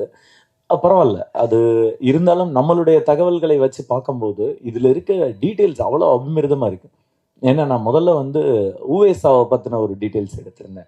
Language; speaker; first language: Tamil; native; Tamil